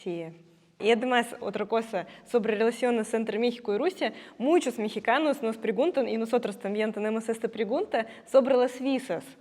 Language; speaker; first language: Spanish; non-native, fluent; Russian